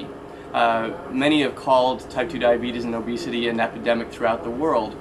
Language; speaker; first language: English; native; English